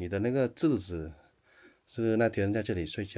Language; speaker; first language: Chinese; non-native, learner; Vietnamese